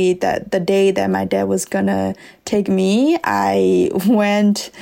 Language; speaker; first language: English; early bilingual, other home language; S'gaw Karen